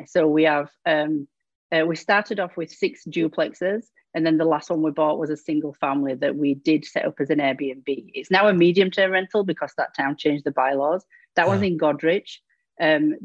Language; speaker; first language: English; native; English